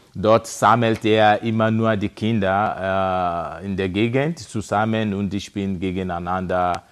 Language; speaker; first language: German; non-native, fluent; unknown